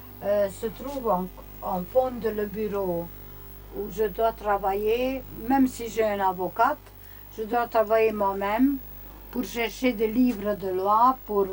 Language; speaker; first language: French; non-native, learner; Romanian